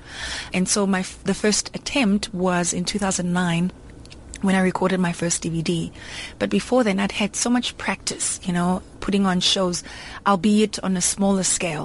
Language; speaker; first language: English; non-native, local second language; Zulu